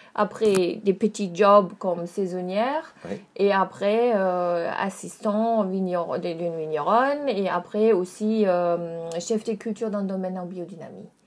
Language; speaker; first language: French; non-native, fluent; German